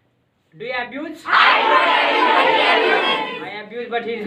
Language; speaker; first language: English; non-native, fluent; Hindi